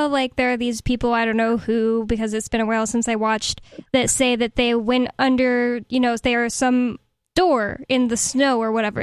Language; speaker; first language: English; native; English